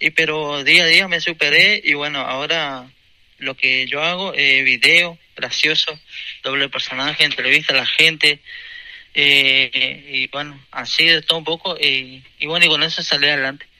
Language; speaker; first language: Spanish; native; Spanish